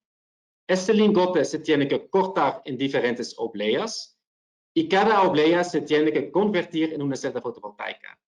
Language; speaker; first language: Spanish; non-native, fluent; Dutch